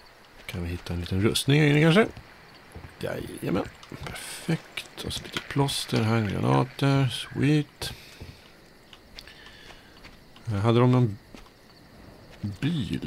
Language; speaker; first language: Swedish; native; Swedish